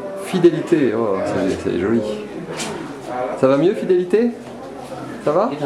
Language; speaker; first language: French; native; French